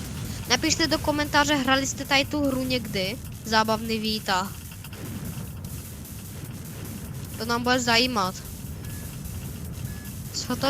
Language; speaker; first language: Czech; early bilingual, other home language; Russian